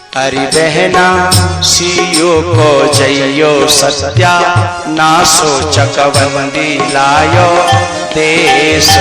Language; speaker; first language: Hindi; native; Hindi